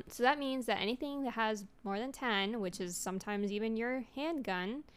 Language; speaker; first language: English; early bilingual, other home language; Spanish